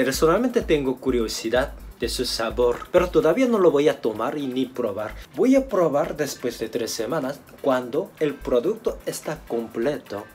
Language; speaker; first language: Spanish; non-native, fluent; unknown